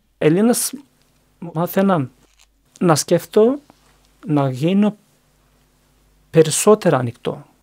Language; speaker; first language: Greek; non-native, learner; Turkish